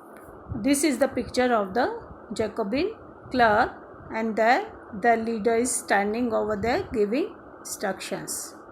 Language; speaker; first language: English; non-native, local second language; Hindi